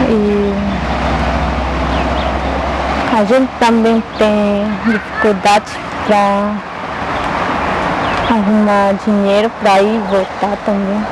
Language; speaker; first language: Portuguese; non-native, local second language; Guarani